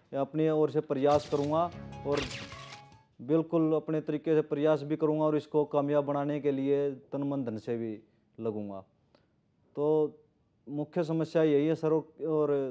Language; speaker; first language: Hindi; native; Hindi